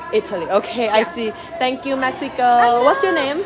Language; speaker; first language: English; non-native, learner; Thai